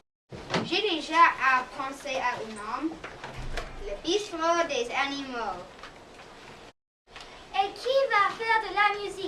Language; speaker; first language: French; non-native, learner; English